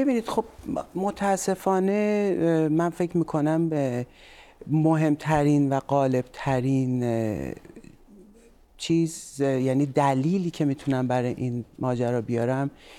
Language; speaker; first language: Persian; native; Persian